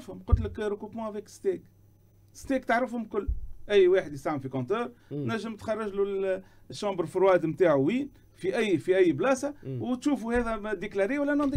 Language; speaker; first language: Arabic; native; Arabic